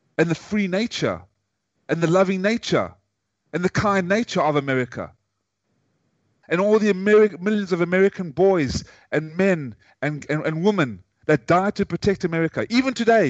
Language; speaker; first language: English; native; English